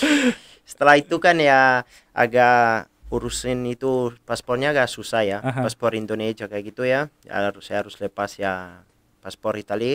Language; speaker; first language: Indonesian; non-native, fluent; Italian